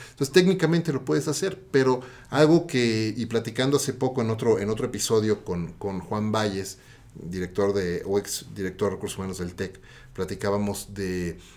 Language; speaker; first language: Spanish; native; Spanish